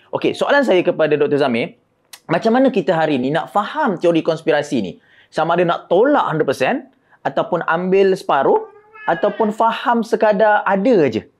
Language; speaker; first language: Malay; native; Malay